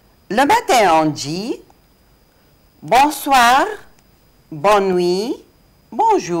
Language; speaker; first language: French; non-native, fluent; Arabic